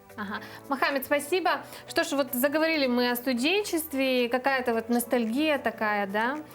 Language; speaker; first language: Russian; native; Russian